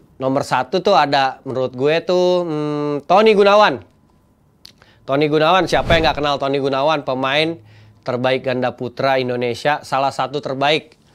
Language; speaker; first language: Indonesian; native; Indonesian